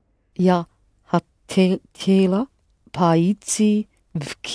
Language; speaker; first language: Russian; non-native, learner; English